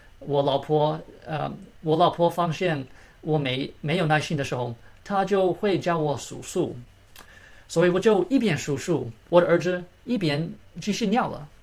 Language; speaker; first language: Chinese; early bilingual, heritage; Chinese